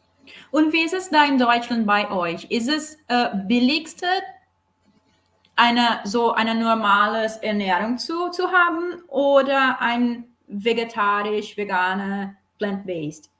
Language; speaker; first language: German; non-native, fluent; Portuguese